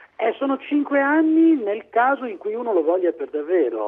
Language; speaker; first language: Italian; native; Italian